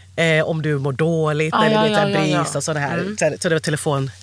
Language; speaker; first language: Swedish; native; Swedish